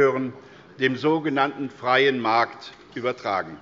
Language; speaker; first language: German; native; German